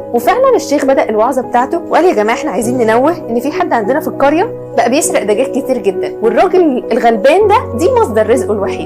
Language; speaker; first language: Arabic; native; Arabic